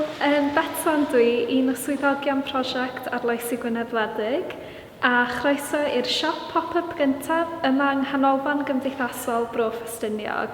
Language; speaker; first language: Welsh; native; Welsh